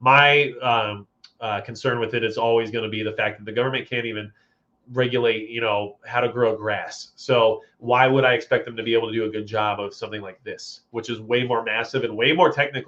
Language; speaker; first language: English; native; English